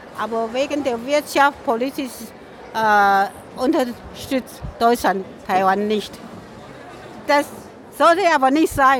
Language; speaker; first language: German; non-native, learner; Min Nan Chinese